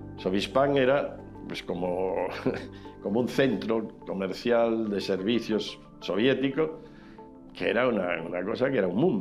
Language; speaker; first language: Spanish; native; Spanish